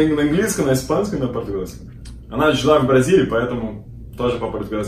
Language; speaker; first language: Russian; non-native, learner; Portuguese